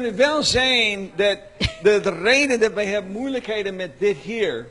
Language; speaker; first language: Dutch; non-native, learner; English